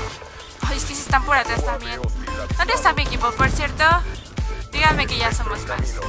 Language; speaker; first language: Spanish; native; Spanish